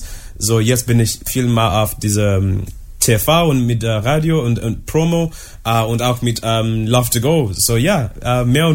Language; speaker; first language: German; non-native, learner; English